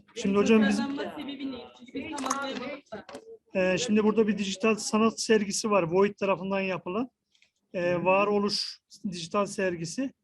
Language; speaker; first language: Turkish; native; Turkish